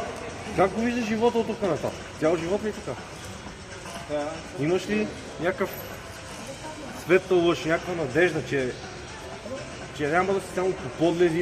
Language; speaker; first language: Bulgarian; native; Bulgarian